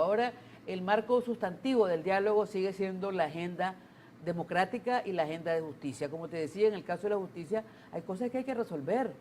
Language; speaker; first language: Spanish; native; Spanish